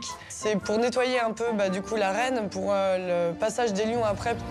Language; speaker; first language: French; native; French